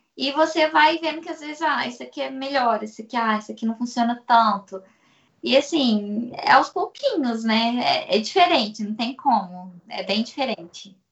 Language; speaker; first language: Portuguese; native; Portuguese